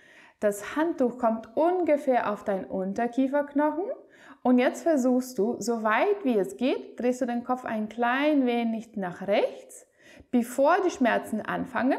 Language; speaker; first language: German; native; German